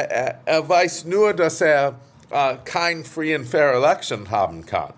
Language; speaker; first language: German; non-native, fluent; English